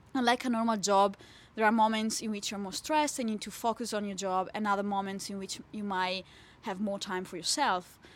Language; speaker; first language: English; non-native, fluent; Italian